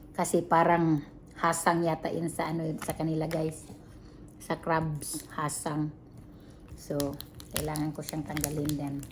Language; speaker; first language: Filipino; non-native, local second language; Cebuano